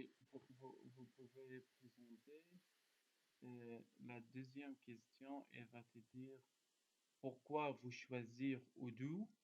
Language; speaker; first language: French; non-native, learner; Arabic